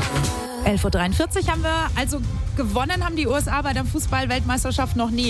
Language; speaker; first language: German; native; German